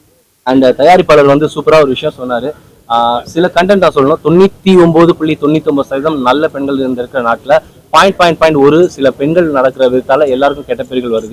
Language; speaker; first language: Tamil; native; Tamil